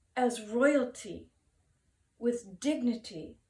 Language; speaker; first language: English; native; English